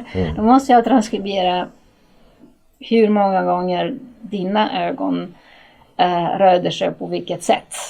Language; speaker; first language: Swedish; non-native, fluent; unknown